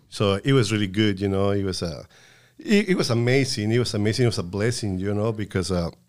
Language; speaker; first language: English; non-native, fluent; Spanish